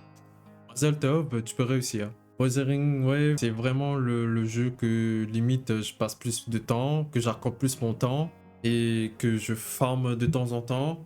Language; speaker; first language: French; native; French